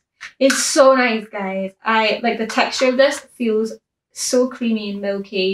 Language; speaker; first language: English; native; English